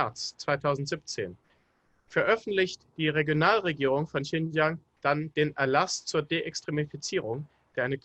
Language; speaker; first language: German; native; German